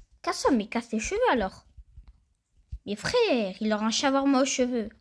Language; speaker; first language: French; native; French